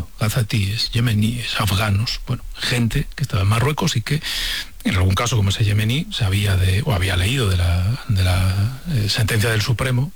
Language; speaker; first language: Spanish; native; Spanish